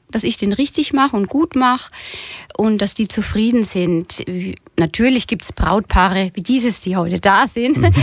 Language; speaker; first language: German; native; German